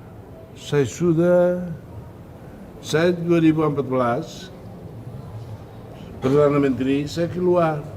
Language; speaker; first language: Indonesian; non-native, fluent; Tetum